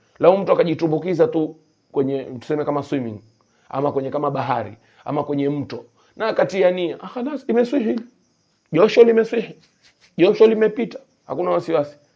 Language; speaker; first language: Swahili; native; Swahili